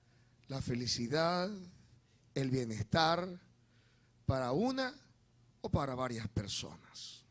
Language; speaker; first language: Spanish; native; Spanish